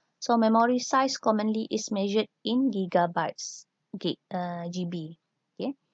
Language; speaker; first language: English; non-native, local second language; Malay